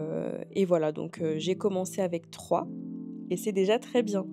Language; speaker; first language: French; native; French